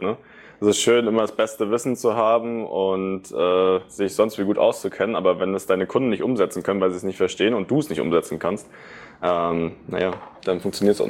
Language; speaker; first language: German; native; German